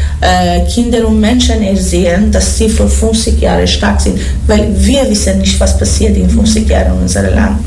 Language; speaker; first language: German; non-native, learner; Persian